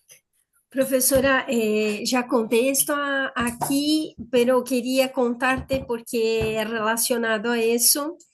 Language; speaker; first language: Spanish; non-native, fluent; Portuguese